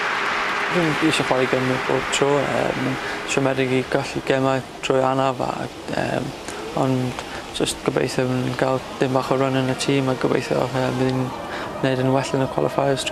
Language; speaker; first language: Welsh; non-native, local second language; English